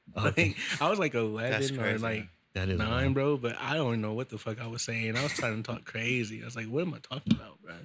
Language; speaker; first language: English; native; English